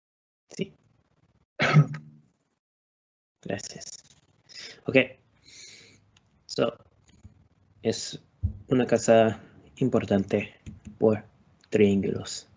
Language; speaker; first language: Spanish; non-native, learner; English